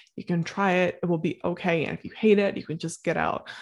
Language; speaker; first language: English; native; English